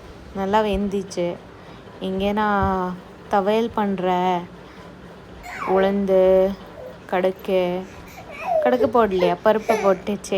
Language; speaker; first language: Tamil; non-native, learner; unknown